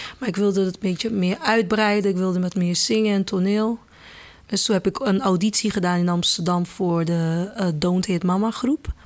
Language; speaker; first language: Dutch; early bilingual, other home language; Kabuverdianu